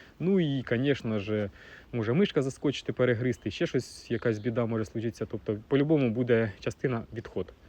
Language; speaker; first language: Ukrainian; non-native, local second language; Russian